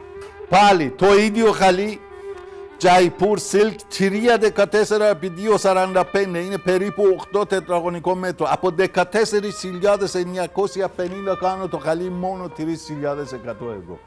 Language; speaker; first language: Greek; non-native, fluent; Persian